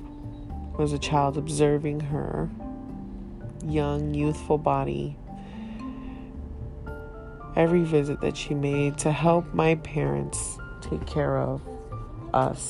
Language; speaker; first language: English; early bilingual, other home language; Haitian Creole